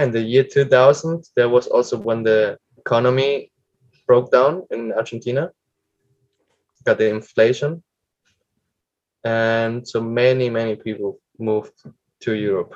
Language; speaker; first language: English; non-native, fluent; German